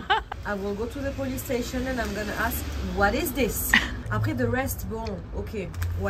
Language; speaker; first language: English; non-native, learner; French